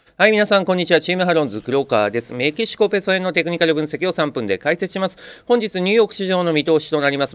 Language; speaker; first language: Japanese; native; Japanese